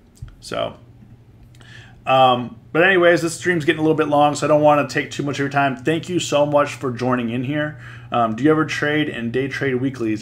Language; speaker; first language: English; native; English